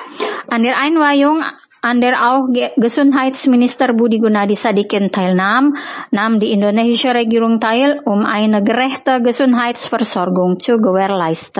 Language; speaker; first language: German; non-native, fluent; Indonesian